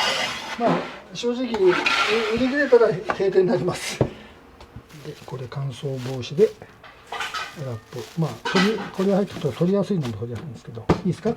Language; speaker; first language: Japanese; native; Japanese